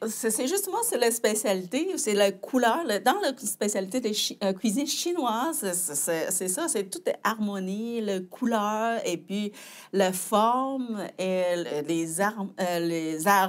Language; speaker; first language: French; non-native, fluent; Chinese